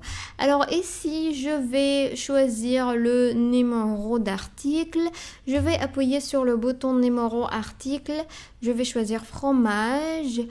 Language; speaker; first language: French; non-native, fluent; Arabic